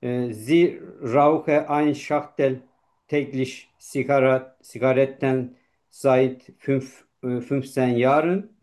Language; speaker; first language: German; non-native, learner; Turkish